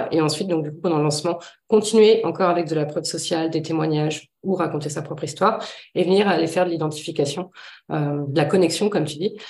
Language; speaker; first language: French; native; French